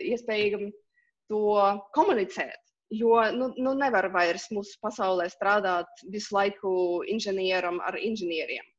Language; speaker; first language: Latvian; non-native, local second language; Russian